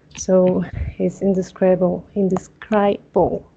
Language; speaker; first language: English; non-native, learner; Spanish